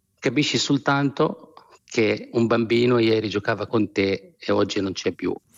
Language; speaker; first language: Italian; non-native, fluent; Arabic